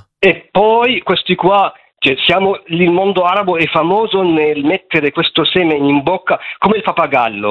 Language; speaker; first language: Italian; non-native, fluent; Arabic